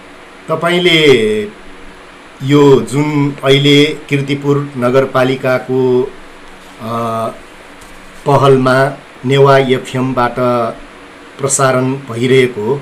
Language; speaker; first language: Nepali; non-native, local second language; Newari